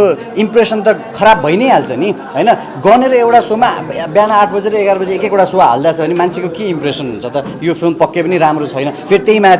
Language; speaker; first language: Nepali; native; Nepali